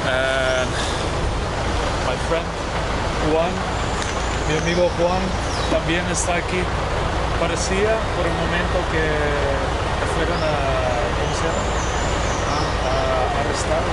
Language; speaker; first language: Spanish; non-native, learner; Dutch